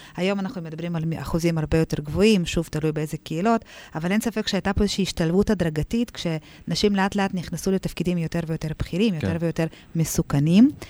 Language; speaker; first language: Hebrew; early bilingual, other home language; Russian